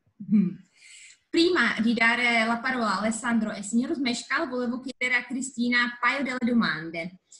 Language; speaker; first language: Italian; non-native, fluent; Czech